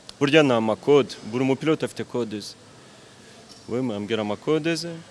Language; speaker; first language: Kinyarwanda; native; Kinyarwanda